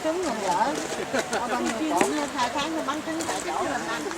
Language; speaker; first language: Vietnamese; native; Vietnamese